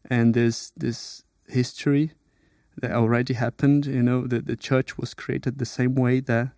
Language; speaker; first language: English; non-native, fluent; Portuguese